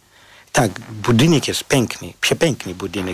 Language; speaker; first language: Polish; non-native, fluent; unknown